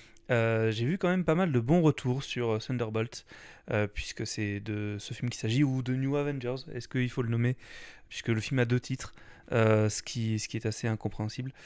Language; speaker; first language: French; native; French